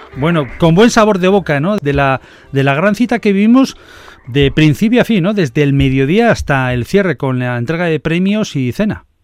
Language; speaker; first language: Spanish; native; Spanish